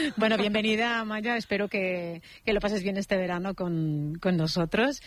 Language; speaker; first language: Spanish; native; Spanish